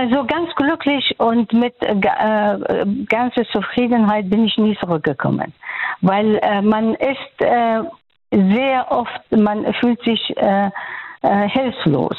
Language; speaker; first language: German; non-native, fluent; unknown